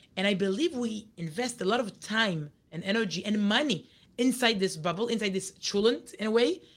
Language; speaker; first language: English; non-native, fluent; Hebrew